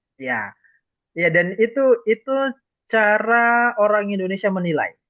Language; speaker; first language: Indonesian; native; Indonesian